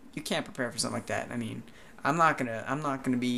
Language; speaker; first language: English; native; English